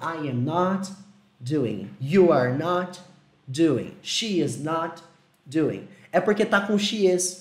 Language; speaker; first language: English; non-native, fluent; Portuguese